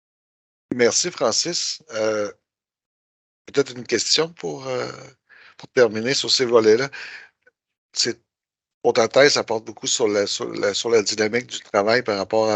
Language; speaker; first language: French; native; French